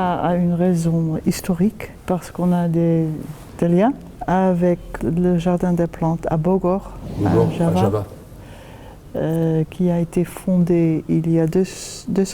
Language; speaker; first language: French; non-native, fluent; Dutch